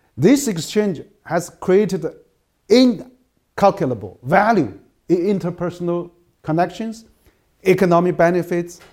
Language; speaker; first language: English; non-native, fluent; Chinese